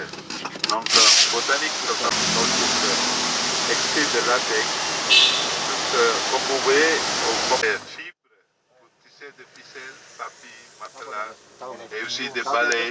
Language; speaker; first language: French; non-native, fluent; Sinhala